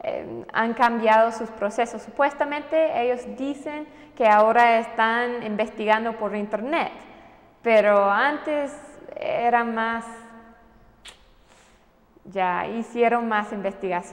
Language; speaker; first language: Spanish; non-native, fluent; English